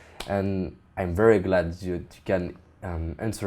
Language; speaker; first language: English; non-native, fluent; French